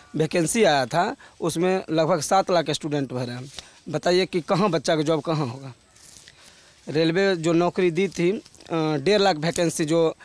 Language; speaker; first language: Hindi; native; Hindi